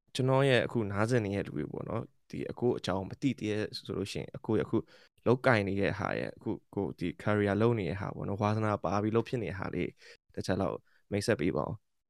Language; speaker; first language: Burmese; non-native, local second language; Kachin